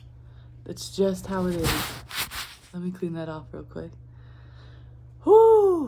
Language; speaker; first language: English; native; English